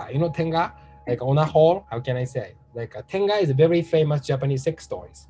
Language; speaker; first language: English; non-native, learner; Japanese